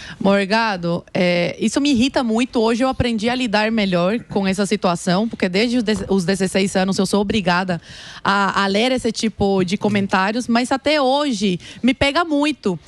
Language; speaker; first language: Portuguese; early bilingual, other home language; Spanish